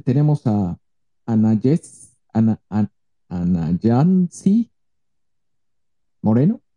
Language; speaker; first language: Spanish; native; Spanish